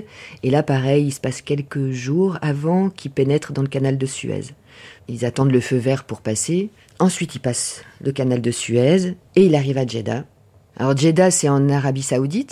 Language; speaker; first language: French; native; French